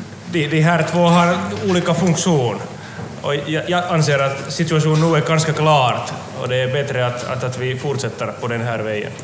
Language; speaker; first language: Swedish; non-native, local second language; Finnish